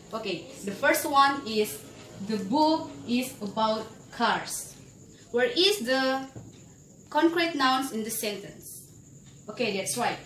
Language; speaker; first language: English; non-native, learner; Indonesian